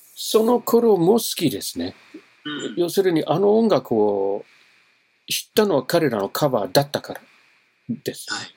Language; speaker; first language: Japanese; non-native, fluent; English